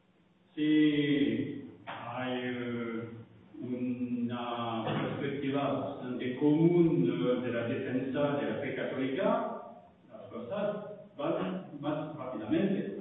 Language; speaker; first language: Spanish; non-native, fluent; French